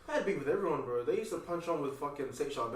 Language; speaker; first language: English; native; English